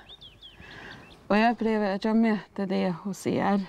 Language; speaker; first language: Swedish; non-native, fluent; Māori